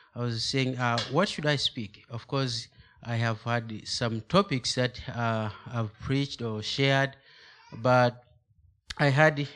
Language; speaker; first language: English; non-native, local second language; Nyanja